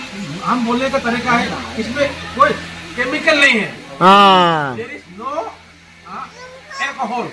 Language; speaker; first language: Hindi; non-native, local second language; Rongmei Naga